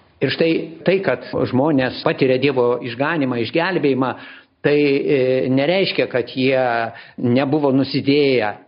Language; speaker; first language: Lithuanian; native; Lithuanian